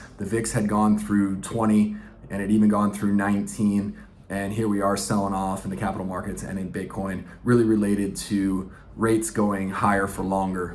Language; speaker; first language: English; native; English